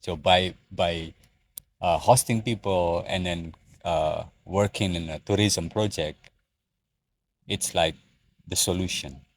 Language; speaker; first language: English; non-native, learner; Indonesian